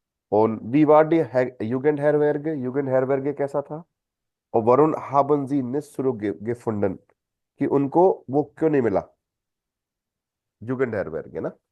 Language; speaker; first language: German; non-native, fluent; Hindi